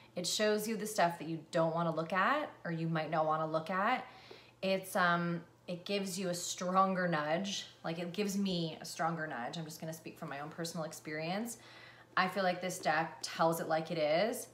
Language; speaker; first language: English; native; English